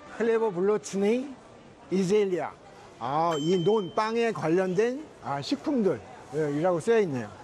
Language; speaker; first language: Korean; native; Korean